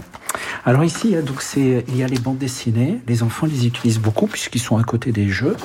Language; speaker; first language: French; early bilingual, other home language; Arabic